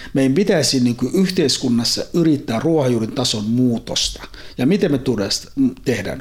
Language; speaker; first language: Finnish; non-native, fluent; Somali